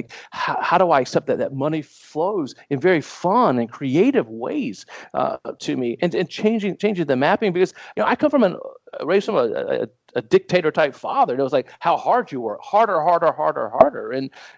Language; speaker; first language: English; native; English